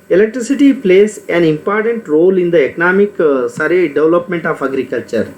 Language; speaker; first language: English; non-native, local second language; Kannada